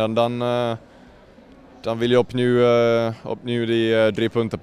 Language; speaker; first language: Dutch; non-native, fluent; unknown